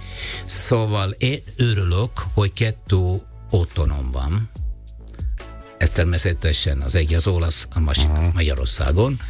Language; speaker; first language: Hungarian; non-native, fluent; Italian